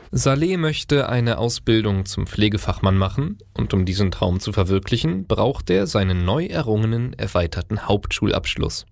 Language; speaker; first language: German; native; German